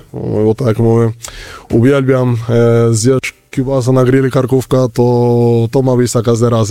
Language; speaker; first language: Polish; non-native, learner; Spanish